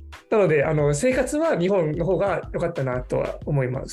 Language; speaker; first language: Japanese; non-native, fluent; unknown